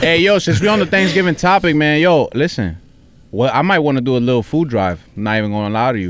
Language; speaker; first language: English; early bilingual, other home language; Spanish